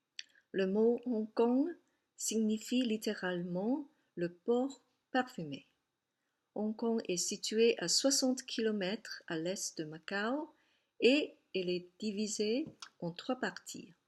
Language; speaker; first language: French; non-native, fluent; Cantonese